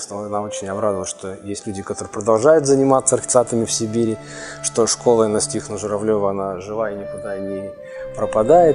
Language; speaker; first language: Russian; native; Russian